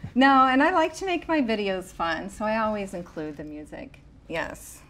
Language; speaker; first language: English; native; English